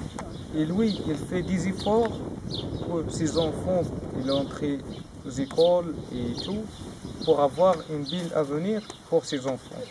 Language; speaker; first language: French; non-native, learner; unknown